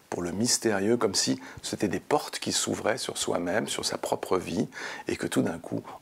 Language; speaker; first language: French; native; French